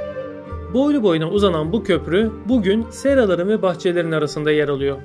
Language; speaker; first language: Turkish; native; Turkish